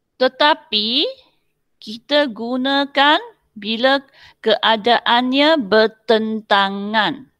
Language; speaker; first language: Malay; non-native, local second language; Chinese